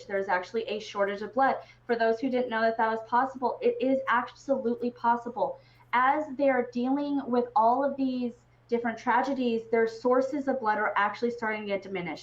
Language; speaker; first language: English; native; English